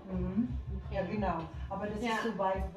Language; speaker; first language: German; non-native, learner; Filipino